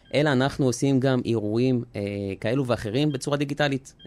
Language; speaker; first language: Hebrew; early bilingual, other home language; French